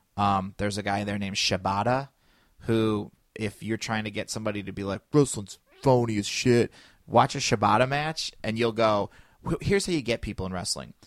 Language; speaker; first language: English; native; English